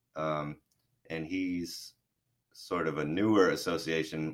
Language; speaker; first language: English; native; English